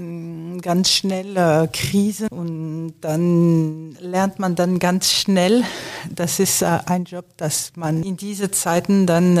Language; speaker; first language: German; non-native, fluent; French